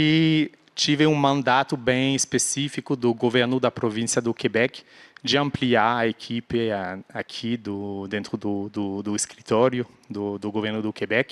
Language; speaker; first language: Portuguese; non-native, fluent; French